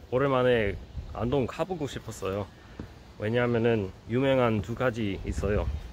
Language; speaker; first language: Korean; non-native, fluent; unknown